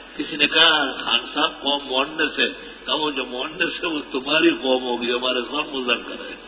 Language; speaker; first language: Urdu; non-native, local second language; Pashto